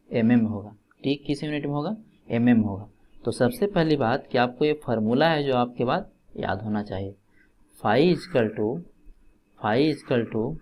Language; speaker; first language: Hindi; native; Hindi